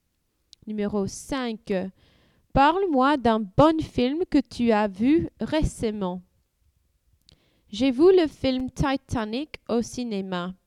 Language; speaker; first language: French; non-native, learner; English